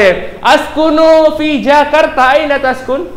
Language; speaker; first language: Arabic; non-native, fluent; Indonesian